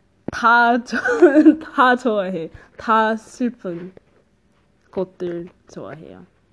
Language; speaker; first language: Korean; non-native, learner; English